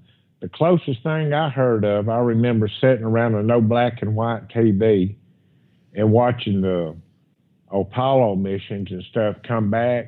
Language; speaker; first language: English; native; English